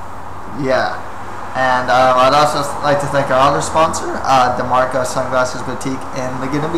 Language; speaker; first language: English; native; English